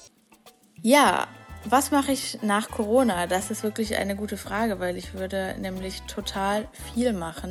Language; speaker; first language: German; native; German